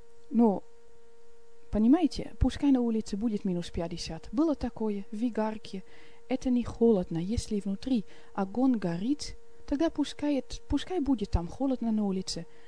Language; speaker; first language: Russian; non-native, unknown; Dutch